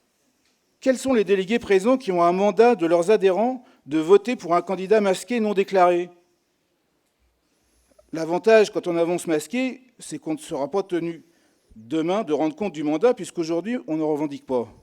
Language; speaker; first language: French; native; French